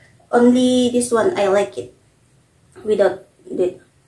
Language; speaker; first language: English; non-native, learner; Indonesian